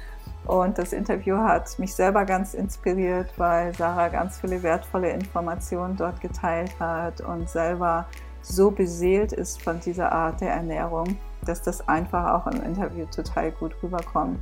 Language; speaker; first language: German; native; German